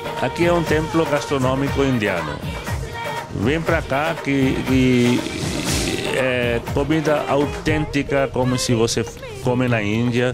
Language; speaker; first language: Portuguese; non-native, fluent; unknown